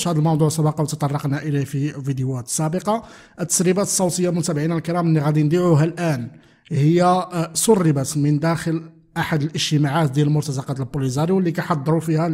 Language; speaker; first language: Arabic; native; Arabic